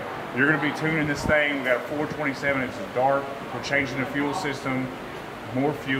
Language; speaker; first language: English; native; English